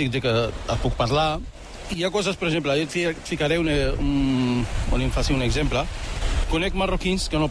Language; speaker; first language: Catalan; early bilingual, other home language; Arabic